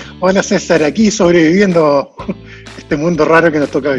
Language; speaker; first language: Spanish; native; Spanish